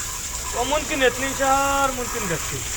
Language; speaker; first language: Arabic; non-native, learner; Bangla